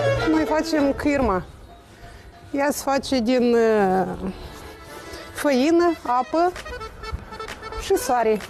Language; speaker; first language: Romanian; non-native, local second language; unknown